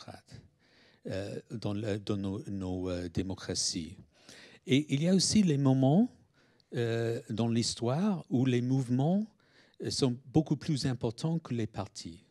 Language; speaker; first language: French; non-native, fluent; English